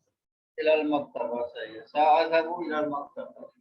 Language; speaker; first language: Arabic; non-native, learner; Urdu